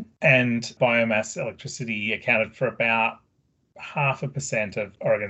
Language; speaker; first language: English; native; English